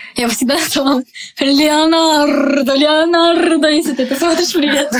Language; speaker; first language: Russian; non-native, local second language; Tajik